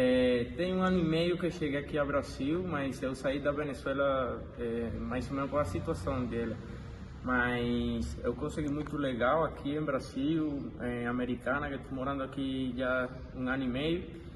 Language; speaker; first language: Portuguese; non-native, fluent; Spanish